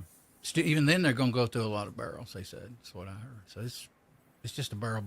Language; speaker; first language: English; native; English